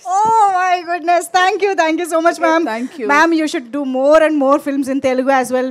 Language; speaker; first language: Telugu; native; Telugu